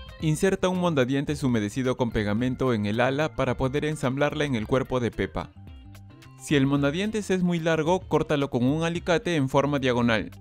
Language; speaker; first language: Spanish; native; Spanish